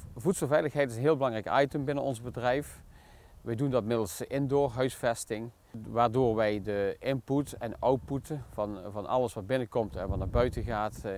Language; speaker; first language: Dutch; native; Dutch